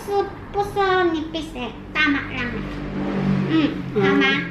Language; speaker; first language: Filipino; non-native, learner; Indonesian